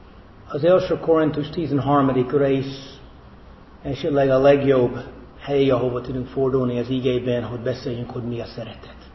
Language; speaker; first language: Hungarian; non-native, fluent; English